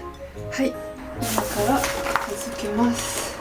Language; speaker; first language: Japanese; non-native, learner; French